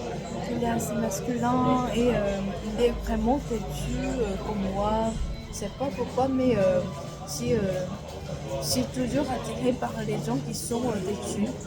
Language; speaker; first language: French; non-native, learner; Korean